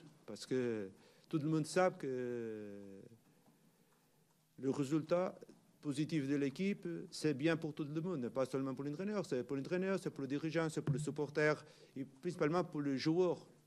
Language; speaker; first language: French; non-native, learner; Portuguese